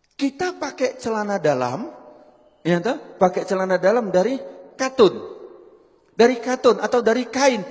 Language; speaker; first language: Indonesian; non-native, local second language; Javanese